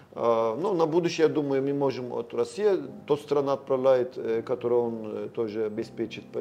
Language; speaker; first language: Russian; non-native, learner; Turkish